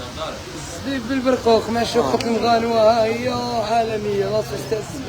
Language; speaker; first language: Arabic; native; Arabic